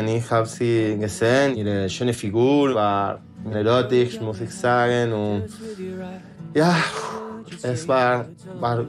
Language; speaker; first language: German; non-native, learner; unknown